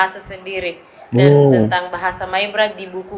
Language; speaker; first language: Indonesian; native; Indonesian